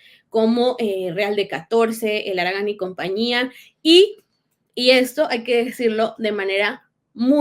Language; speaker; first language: Spanish; native; Spanish